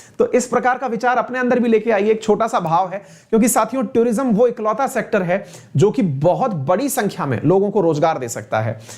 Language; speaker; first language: Hindi; native; Hindi